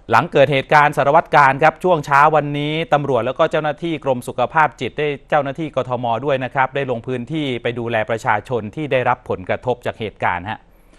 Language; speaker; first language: Thai; native; Thai